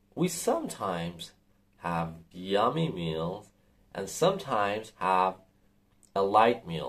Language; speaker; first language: English; non-native, fluent; Persian